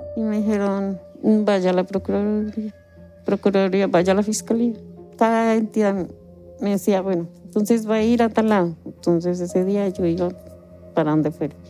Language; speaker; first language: Spanish; native; Spanish